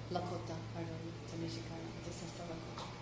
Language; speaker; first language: Czech; non-native, fluent; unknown